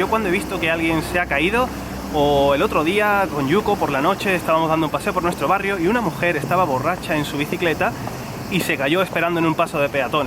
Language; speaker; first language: Spanish; native; Spanish